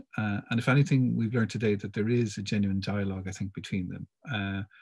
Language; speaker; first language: English; native; English